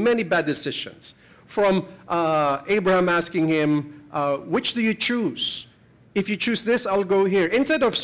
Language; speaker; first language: English; non-native, local second language; Filipino